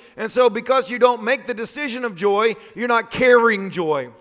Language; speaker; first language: English; native; English